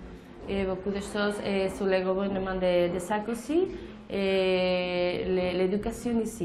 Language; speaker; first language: French; non-native, learner; Spanish